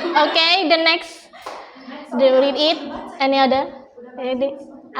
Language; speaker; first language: English; non-native, learner; Indonesian